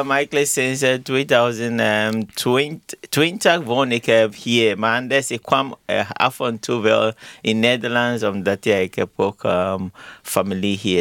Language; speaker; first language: Dutch; non-native, learner; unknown